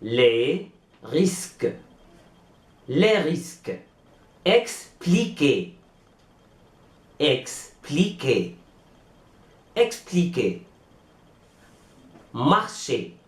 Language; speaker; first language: French; non-native, fluent; Arabic